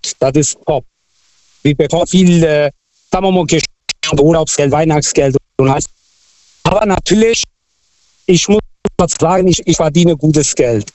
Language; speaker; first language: German; non-native, fluent; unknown